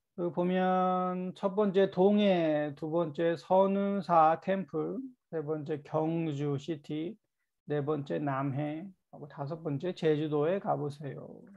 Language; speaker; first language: Korean; native; Korean